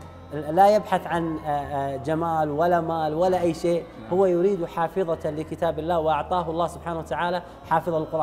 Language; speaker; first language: Arabic; native; Arabic